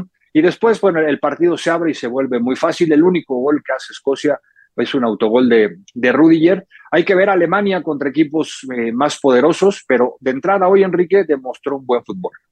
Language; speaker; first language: Spanish; native; Spanish